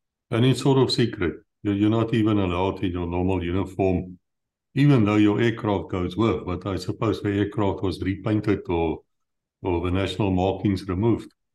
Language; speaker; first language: English; non-native, local second language; Afrikaans